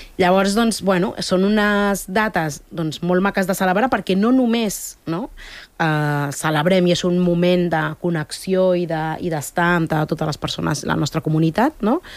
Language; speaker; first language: Catalan; early bilingual, other home language; Spanish